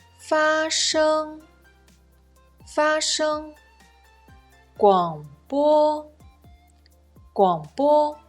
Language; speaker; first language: Chinese; native; Chinese